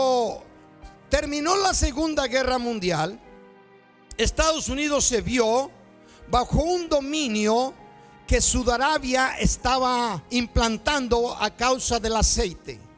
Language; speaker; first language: Spanish; native; Spanish